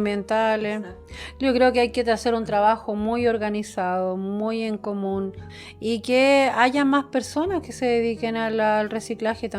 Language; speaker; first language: Spanish; native; Spanish